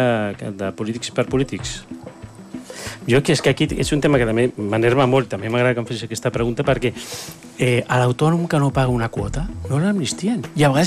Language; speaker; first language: Catalan; native; Catalan